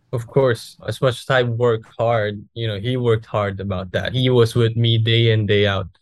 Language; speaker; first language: English; non-native, local second language; Filipino